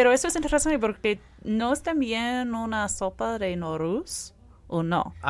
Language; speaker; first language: Spanish; non-native, fluent; English